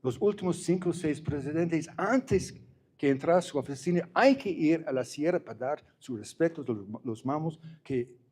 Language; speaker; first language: Spanish; non-native, fluent; English